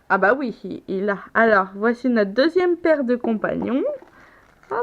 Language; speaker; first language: French; native; French